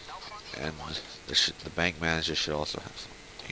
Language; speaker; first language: English; native; English